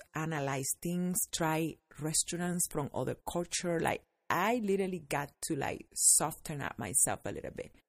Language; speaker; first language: English; non-native, fluent; Spanish